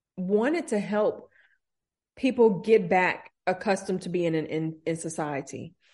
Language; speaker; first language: English; native; English